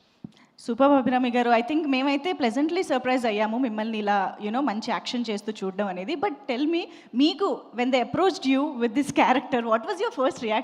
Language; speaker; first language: Telugu; native; Telugu